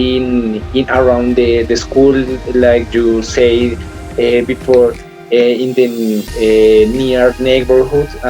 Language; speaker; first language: English; non-native, learner; Spanish